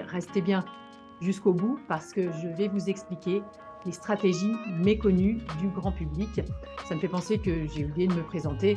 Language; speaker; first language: French; native; French